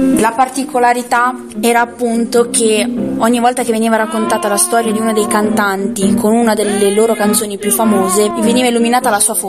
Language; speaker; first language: Italian; native; Italian